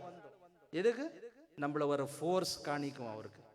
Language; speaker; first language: Malayalam; non-native, learner; Urdu